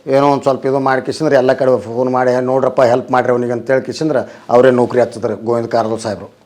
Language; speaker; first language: Kannada; native; Kannada